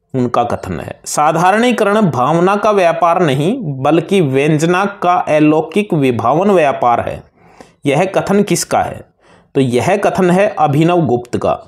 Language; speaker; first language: Hindi; native; Hindi